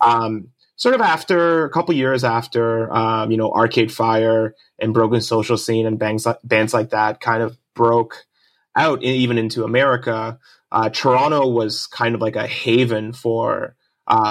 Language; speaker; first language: English; early bilingual, other home language; Japanese